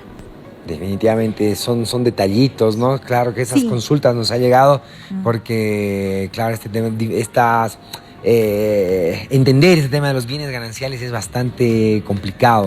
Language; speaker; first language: Spanish; native; Spanish